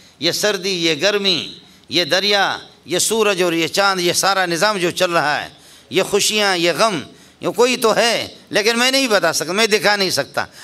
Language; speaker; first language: Urdu; non-native, local second language; Baluchi